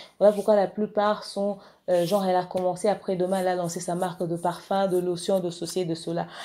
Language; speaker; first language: French; non-native, local second language; Lingala